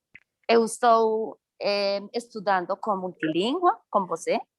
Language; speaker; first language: Portuguese; non-native, learner; Spanish